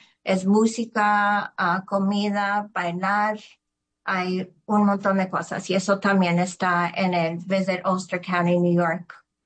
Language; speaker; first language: Spanish; early bilingual, heritage; Spanish